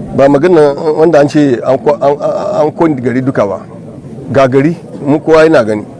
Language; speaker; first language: Hausa; non-native, local second language; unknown